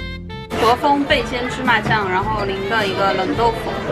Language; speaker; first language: Chinese; native; Chinese